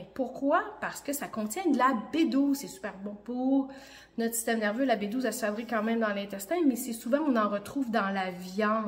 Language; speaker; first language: French; native; French